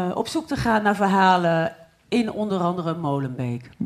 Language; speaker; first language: Dutch; non-native, fluent; Arabic